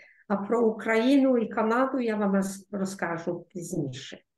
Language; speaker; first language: Ukrainian; early bilingual, heritage; Ukrainian